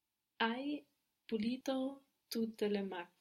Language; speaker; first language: Italian; non-native, learner; English